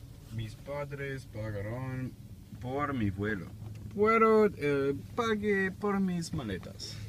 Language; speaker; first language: Spanish; non-native, learner; English